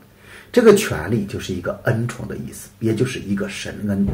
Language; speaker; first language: Chinese; native; Chinese